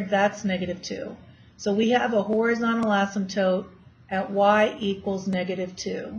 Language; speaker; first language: English; native; English